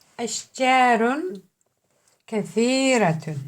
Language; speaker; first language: Arabic; non-native, fluent; Turkish